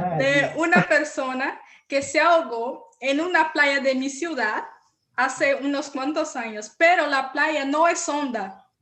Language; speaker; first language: Spanish; non-native, learner; Portuguese